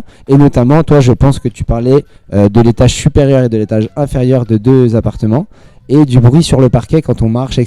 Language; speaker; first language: French; native; French